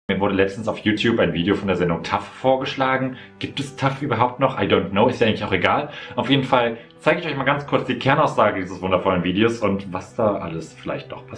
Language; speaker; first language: German; native; German